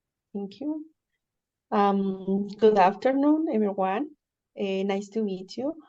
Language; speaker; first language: English; non-native, learner; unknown